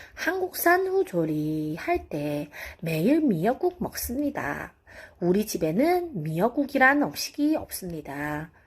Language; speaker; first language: Korean; non-native, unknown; Chinese